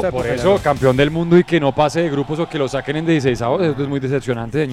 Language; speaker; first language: Spanish; native; Spanish